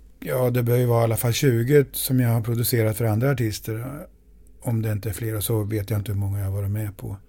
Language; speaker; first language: Swedish; native; Swedish